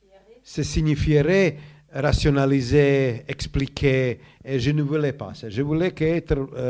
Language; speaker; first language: French; non-native, learner; Croatian